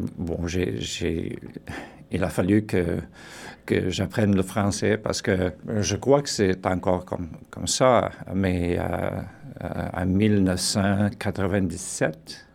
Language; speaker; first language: French; non-native, fluent; Portuguese